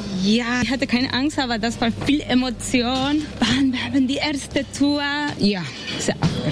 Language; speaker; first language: German; non-native, learner; Spanish